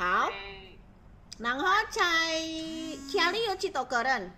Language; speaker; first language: Chinese; non-native, learner; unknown